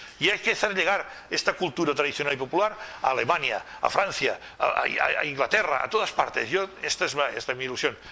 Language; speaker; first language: Spanish; non-native, local second language; Catalan